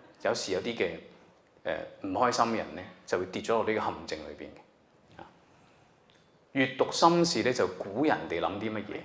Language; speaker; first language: Cantonese; native; Cantonese